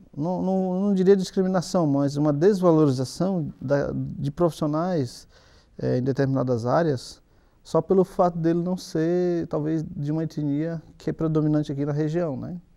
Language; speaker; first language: Portuguese; native; Portuguese